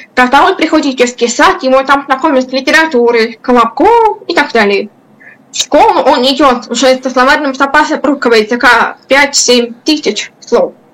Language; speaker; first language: Russian; non-native, local second language; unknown